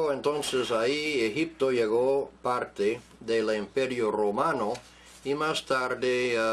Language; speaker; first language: Spanish; non-native, fluent; English